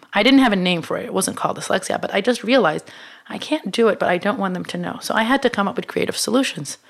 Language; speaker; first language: English; non-native, fluent; Hebrew